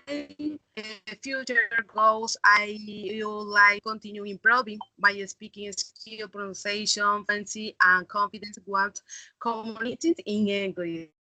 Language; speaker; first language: English; non-native, learner; Spanish